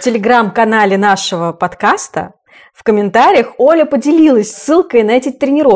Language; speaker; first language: Russian; native; Russian